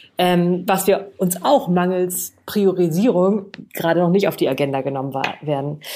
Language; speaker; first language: German; native; German